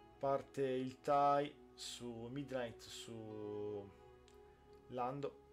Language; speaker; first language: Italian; native; Italian